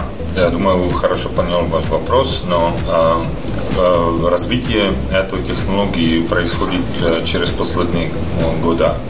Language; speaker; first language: Russian; non-native, fluent; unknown